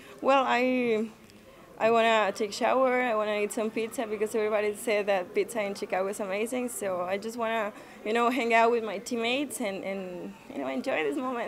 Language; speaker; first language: English; non-native, fluent; Spanish